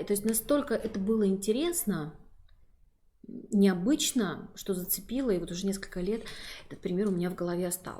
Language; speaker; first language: Russian; native; Russian